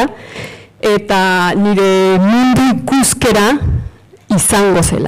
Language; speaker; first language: Basque; non-native, fluent; Spanish